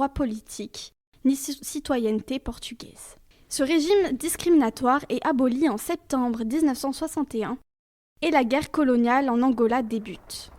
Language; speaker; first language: French; native; French